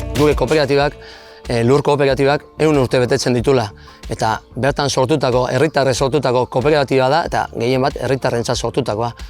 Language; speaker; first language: Basque; native; Basque